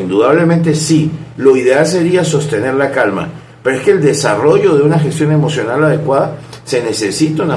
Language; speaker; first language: Spanish; native; Spanish